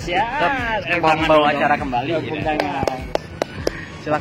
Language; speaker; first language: Indonesian; native; Indonesian